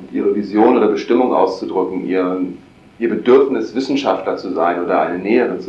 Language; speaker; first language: German; native; German